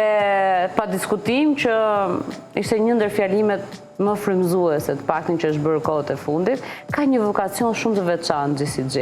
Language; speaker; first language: Albanian; native; Albanian